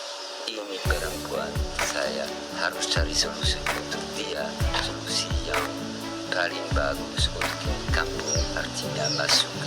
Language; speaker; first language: Indonesian; non-native, learner; French